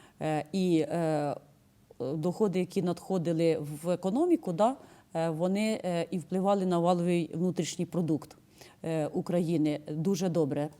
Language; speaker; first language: Ukrainian; native; Ukrainian